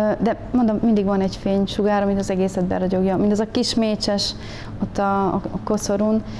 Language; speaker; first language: Hungarian; native; Hungarian